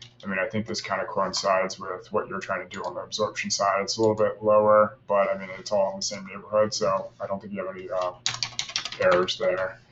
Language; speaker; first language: English; native; English